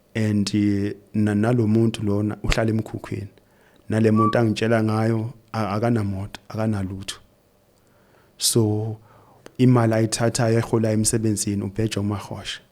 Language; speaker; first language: Zulu; native; Zulu